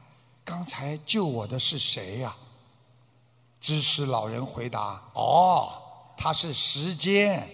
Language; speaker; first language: Chinese; native; Chinese